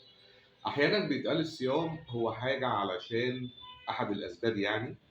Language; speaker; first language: Arabic; native; Arabic